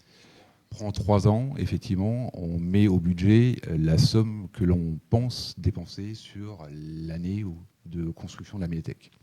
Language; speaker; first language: French; native; French